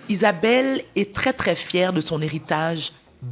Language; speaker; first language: French; native; French